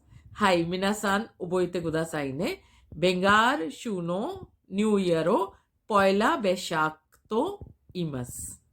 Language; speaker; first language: Japanese; non-native, fluent; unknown